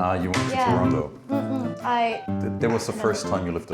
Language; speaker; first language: English; non-native, fluent; German